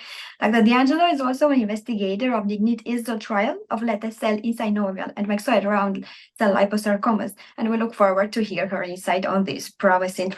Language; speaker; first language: English; non-native, fluent; Armenian